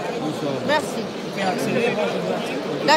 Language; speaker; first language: French; non-native, learner; Arabic